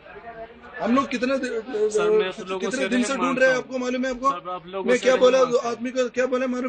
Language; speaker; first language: Hindi; non-native, local second language; Malayalam